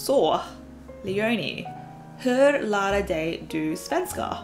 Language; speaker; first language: Swedish; non-native, learner; English